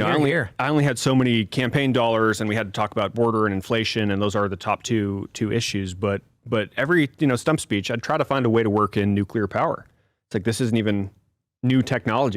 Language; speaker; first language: English; native; English